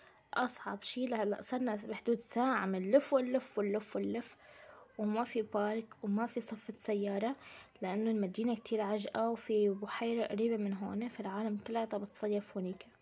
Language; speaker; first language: Arabic; native; Arabic